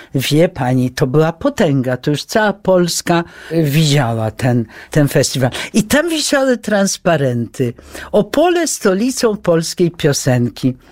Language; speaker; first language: Polish; early bilingual, heritage; Polish